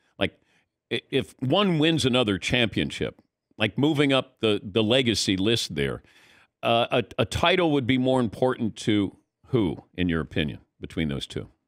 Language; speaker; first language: English; native; English